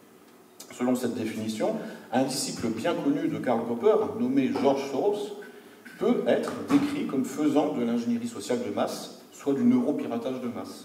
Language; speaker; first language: French; native; French